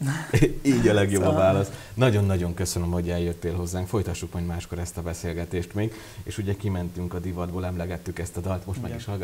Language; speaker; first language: Hungarian; native; Hungarian